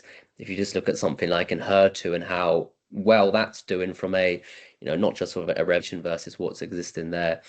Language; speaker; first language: English; native; English